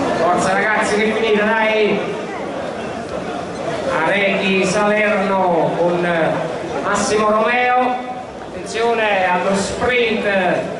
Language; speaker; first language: Italian; native; Italian